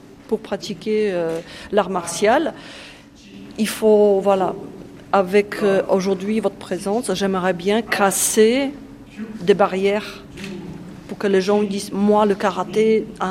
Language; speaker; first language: French; non-native, fluent; Polish